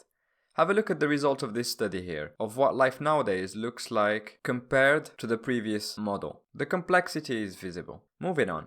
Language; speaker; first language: English; non-native, fluent; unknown